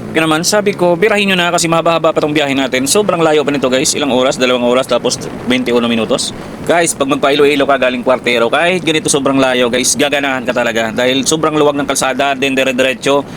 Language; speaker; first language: Filipino; non-native, local second language; Hiligaynon